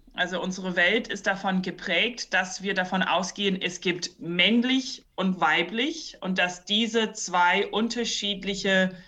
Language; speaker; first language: German; early bilingual, other home language; English